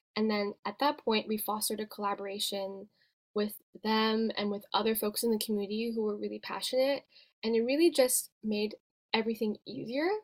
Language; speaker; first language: English; native; English